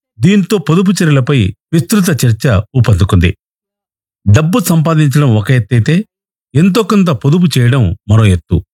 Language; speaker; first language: Telugu; native; Telugu